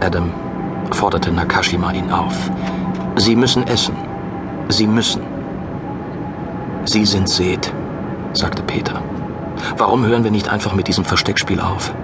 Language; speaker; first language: German; native; German